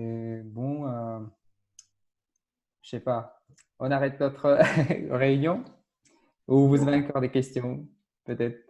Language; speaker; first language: French; non-native, fluent; Russian